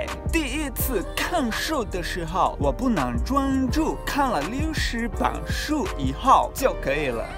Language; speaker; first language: Chinese; non-native, fluent; Portuguese